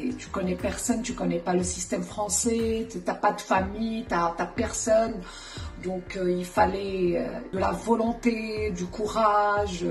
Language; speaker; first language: French; non-native, local second language; Arabic